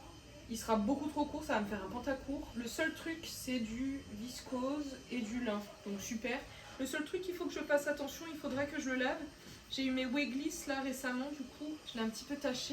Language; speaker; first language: French; native; French